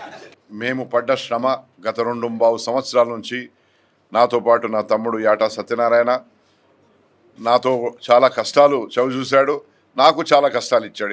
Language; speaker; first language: Telugu; native; Telugu